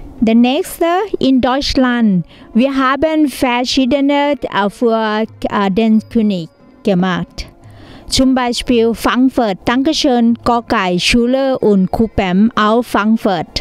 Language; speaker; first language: German; non-native, learner; Thai